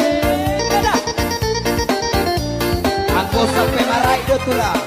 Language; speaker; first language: Indonesian; non-native, local second language; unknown